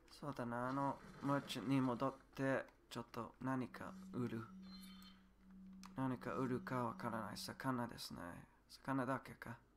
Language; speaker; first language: Japanese; non-native, learner; English